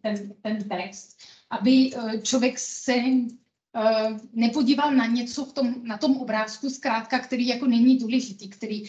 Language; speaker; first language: Czech; non-native, fluent; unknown